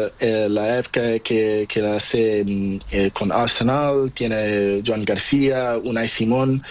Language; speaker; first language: Spanish; non-native, learner; Portuguese